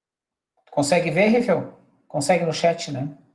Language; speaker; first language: Portuguese; native; Portuguese